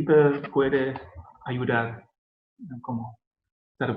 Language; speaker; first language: Spanish; non-native, learner; German